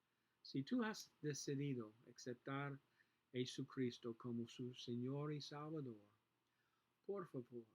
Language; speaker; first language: Spanish; non-native, learner; English